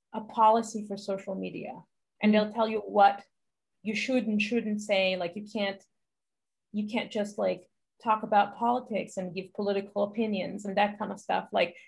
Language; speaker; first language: English; non-native, fluent; Hebrew